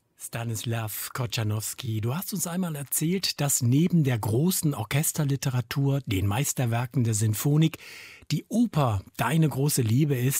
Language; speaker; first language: German; native; German